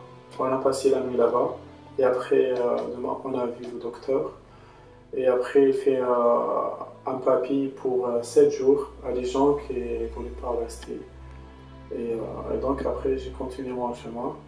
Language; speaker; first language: French; non-native, local second language; Arabic